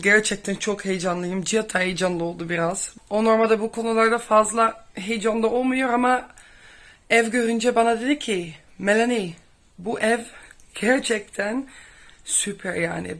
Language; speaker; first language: Turkish; non-native, fluent; Dutch